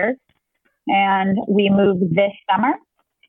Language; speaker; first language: English; native; English